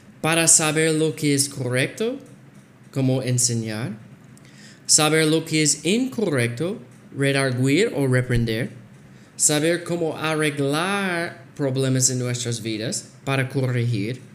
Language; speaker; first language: Spanish; non-native, fluent; English